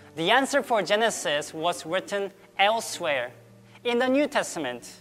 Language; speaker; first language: English; early bilingual, other home language; Korean